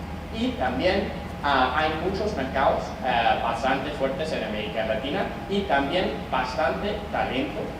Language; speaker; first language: Spanish; non-native, fluent; English